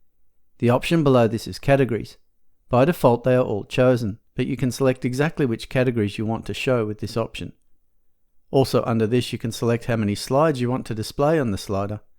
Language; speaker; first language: English; native; English